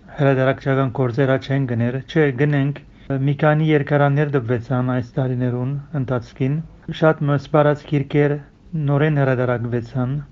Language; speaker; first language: Armenian; early bilingual, heritage; Armenian